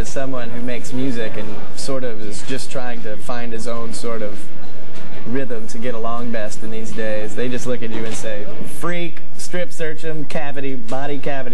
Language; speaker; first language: English; native; English